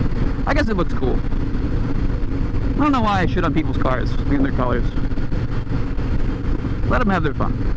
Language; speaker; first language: English; native; English